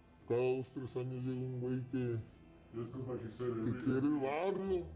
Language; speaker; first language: Spanish; native; Spanish